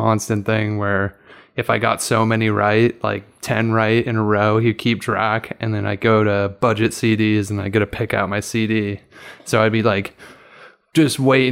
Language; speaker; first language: English; native; English